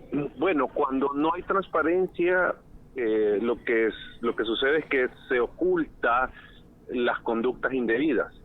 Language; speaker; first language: Spanish; native; Spanish